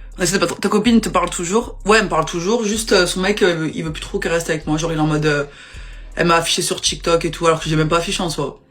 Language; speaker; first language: French; native; French